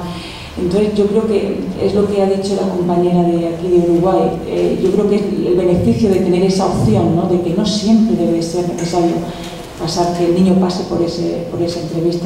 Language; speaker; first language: Spanish; native; Spanish